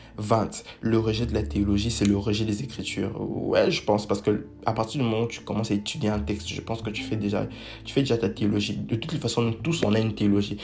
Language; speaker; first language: French; non-native, local second language; Lingala